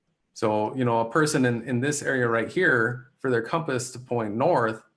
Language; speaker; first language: English; native; English